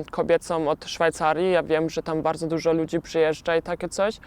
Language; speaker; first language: Polish; early bilingual, heritage; Polish